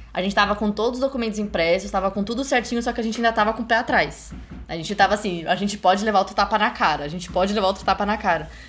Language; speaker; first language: Portuguese; native; Portuguese